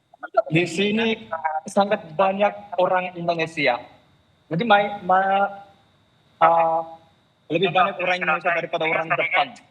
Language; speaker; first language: Indonesian; non-native, fluent; Japanese